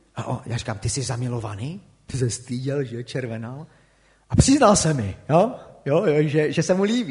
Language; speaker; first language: Czech; native; Czech